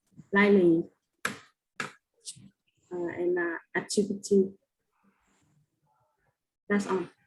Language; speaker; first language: English; non-native, learner; Vietnamese